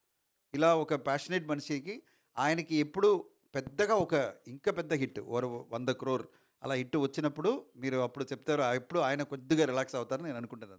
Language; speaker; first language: Telugu; non-native, learner; Tamil